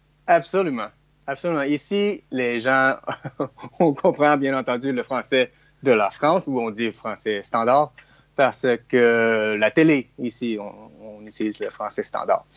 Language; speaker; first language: French; non-native, fluent; Chinese